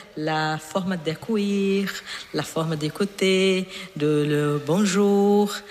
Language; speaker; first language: French; non-native, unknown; Portuguese